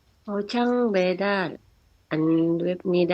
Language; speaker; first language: Korean; non-native, learner; Indonesian